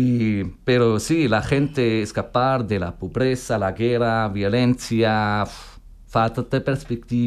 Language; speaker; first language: Spanish; non-native, learner; German